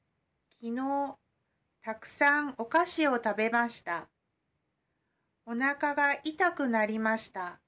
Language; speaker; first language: Japanese; non-native, learner; Indonesian